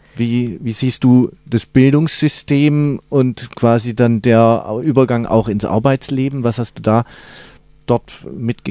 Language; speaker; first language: German; native; German